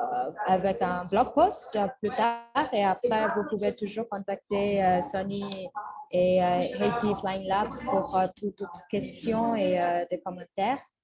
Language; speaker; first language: French; non-native, fluent; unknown